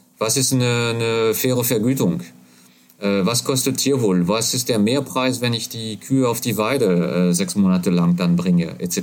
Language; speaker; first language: German; non-native, fluent; French